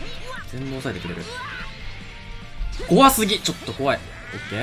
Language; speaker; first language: Japanese; native; Japanese